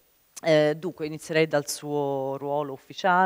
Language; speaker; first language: Italian; native; Italian